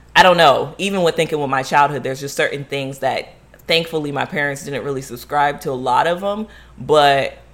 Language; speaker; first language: English; native; English